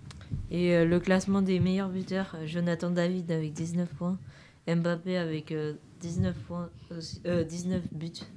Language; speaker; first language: French; native; French